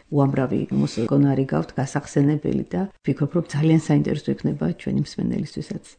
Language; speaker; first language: Georgian; native; Georgian